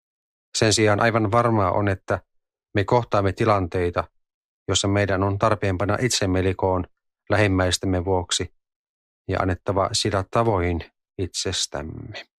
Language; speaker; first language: Finnish; native; Finnish